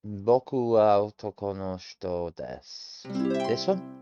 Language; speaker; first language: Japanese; non-native, learner; English